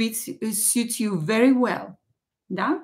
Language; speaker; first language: English; non-native, fluent; Russian